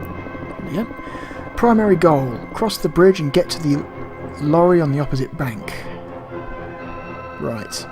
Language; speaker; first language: English; native; English